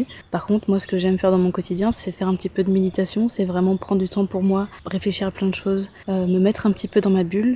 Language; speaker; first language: French; native; French